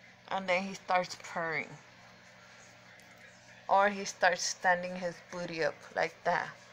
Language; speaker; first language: English; early bilingual, other home language; Spanish